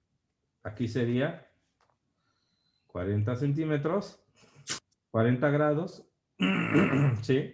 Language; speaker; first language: Spanish; native; Spanish